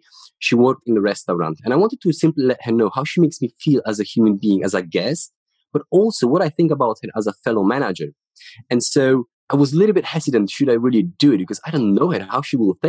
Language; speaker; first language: English; non-native, fluent; Polish